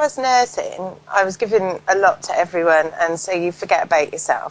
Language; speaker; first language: English; native; English